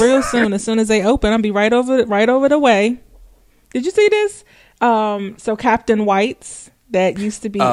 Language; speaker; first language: English; native; English